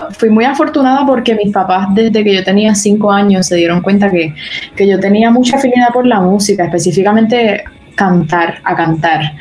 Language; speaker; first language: Spanish; native; Spanish